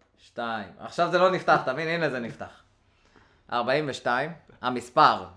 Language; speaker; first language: Hebrew; native; Hebrew